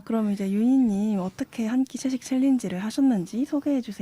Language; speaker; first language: Korean; native; Korean